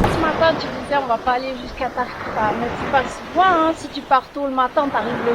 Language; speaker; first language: French; native; French